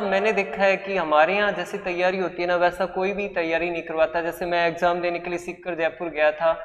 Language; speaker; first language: Hindi; native; Hindi